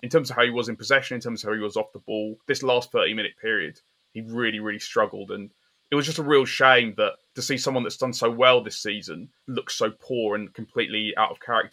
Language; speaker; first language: English; native; English